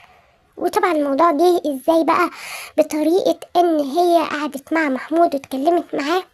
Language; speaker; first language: Arabic; native; Arabic